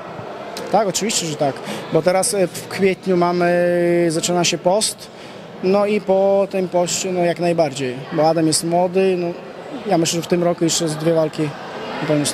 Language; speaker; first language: Polish; non-native, fluent; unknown